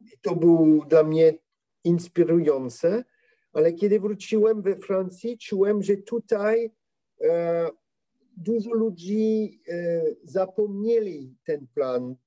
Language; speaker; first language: Polish; non-native, learner; French